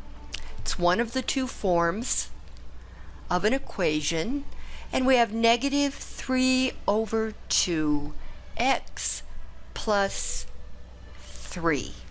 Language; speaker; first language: English; native; English